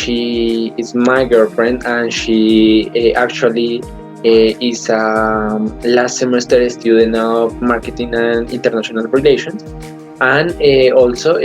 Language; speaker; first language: English; non-native, learner; Spanish